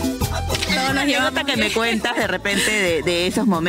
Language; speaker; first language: Spanish; native; Spanish